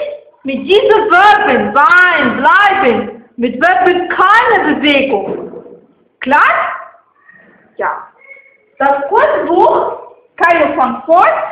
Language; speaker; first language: German; non-native, fluent; Arabic